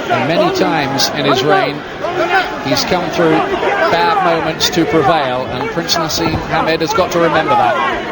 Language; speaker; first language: English; native; English